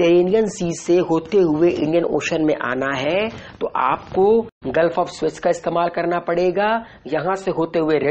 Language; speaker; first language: Hindi; native; Hindi